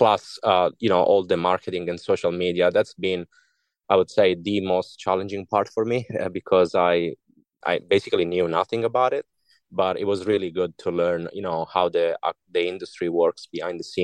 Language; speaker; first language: English; non-native, fluent; Italian